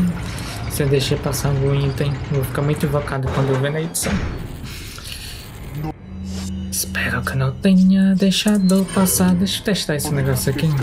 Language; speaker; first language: Portuguese; native; Portuguese